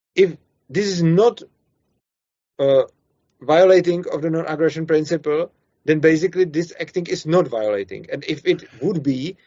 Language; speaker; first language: English; non-native, fluent; Czech